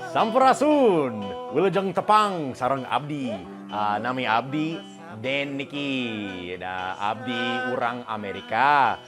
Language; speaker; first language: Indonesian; non-native, fluent; English